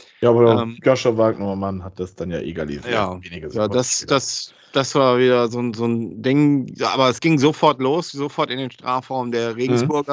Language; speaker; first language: German; native; German